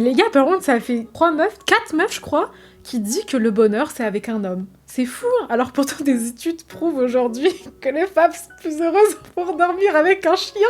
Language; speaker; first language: French; native; French